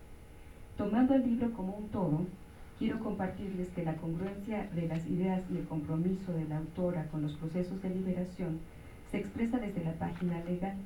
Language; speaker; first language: Spanish; native; Spanish